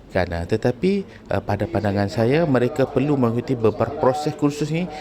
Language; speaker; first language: Malay; native; Malay